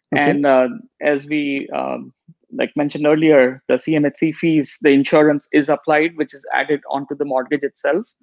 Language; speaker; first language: English; non-native, local second language; Gujarati